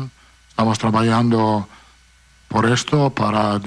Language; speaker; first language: Spanish; non-native, fluent; Italian